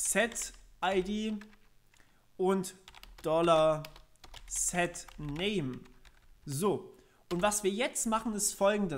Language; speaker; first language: German; native; German